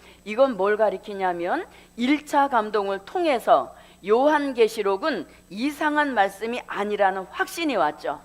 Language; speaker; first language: Korean; native; Korean